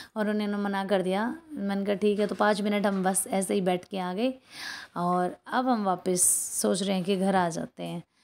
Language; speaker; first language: Hindi; native; Hindi